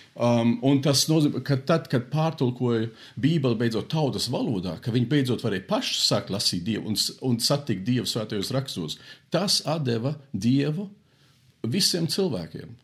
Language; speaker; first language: Latvian; early bilingual, heritage; Latvian